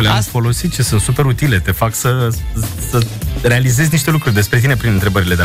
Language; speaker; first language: Romanian; native; Romanian